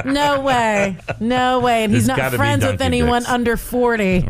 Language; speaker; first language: English; native; English